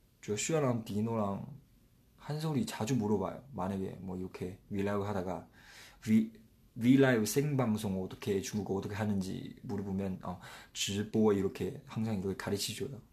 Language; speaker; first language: Korean; non-native, fluent; Chinese